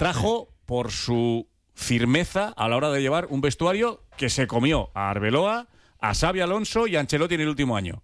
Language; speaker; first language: Spanish; native; Spanish